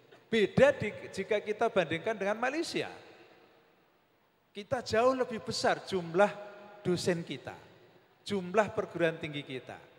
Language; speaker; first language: Indonesian; native; Indonesian